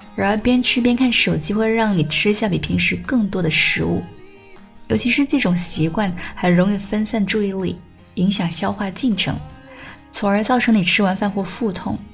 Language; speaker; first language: Chinese; native; Chinese